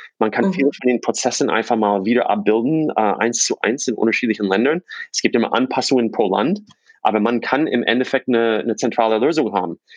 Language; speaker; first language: German; non-native, fluent; English